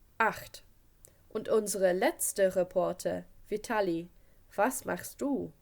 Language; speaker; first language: German; non-native, fluent; English